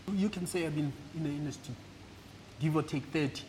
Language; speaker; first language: English; non-native, local second language; Southern Sotho